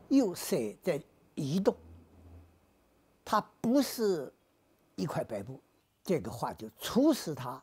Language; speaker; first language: Chinese; native; Chinese